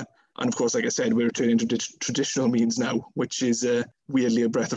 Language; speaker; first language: English; native; English